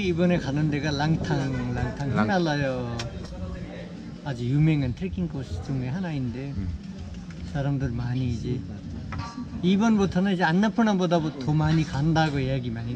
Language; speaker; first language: Korean; non-native, fluent; Nepali